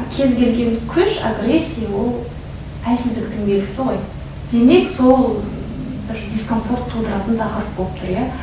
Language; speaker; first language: Kazakh; non-native, local second language; Russian